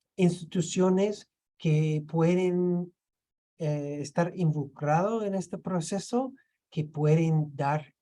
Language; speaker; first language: Spanish; non-native, fluent; English